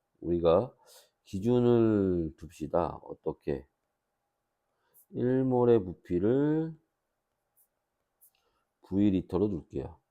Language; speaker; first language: Korean; native; Korean